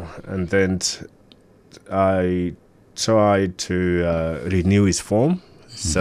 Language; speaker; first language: English; early bilingual, other home language; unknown